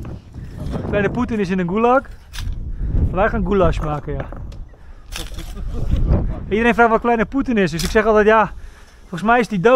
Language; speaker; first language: Dutch; native; Dutch